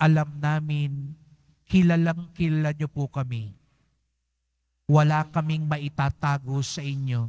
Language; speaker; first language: Filipino; native; Filipino